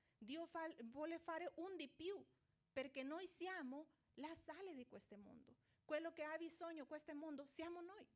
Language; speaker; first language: Italian; non-native, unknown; Portuguese